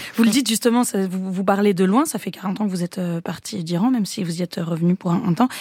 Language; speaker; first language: French; native; French